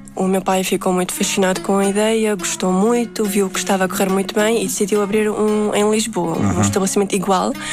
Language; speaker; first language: Portuguese; early bilingual, other home language; Uzbek